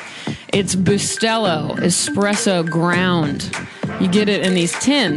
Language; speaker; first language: English; native; English